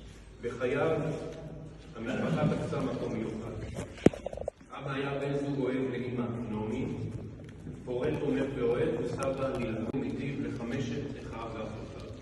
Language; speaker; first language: Hebrew; native; Hebrew